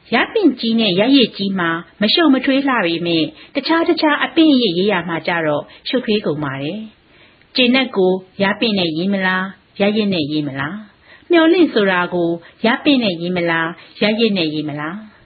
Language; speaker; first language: Burmese; native; Burmese